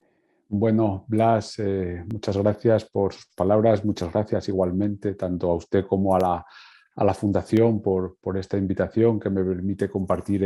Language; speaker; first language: Spanish; native; Spanish